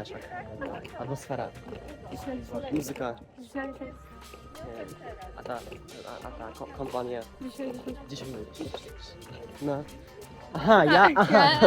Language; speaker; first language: Polish; non-native, learner; Ukrainian